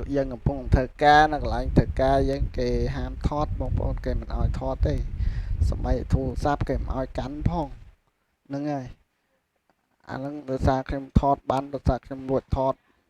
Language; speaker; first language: Khmer; native; Khmer